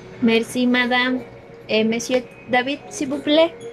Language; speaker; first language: French; non-native, learner; Spanish